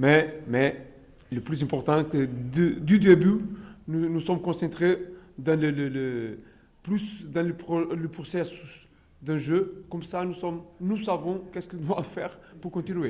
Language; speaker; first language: French; non-native, fluent; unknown